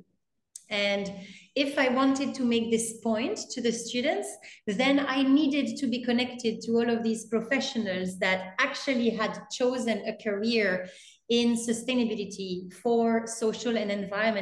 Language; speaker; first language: English; non-native, fluent; French